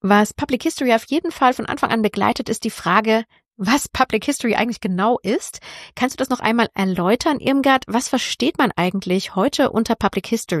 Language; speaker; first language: German; native; German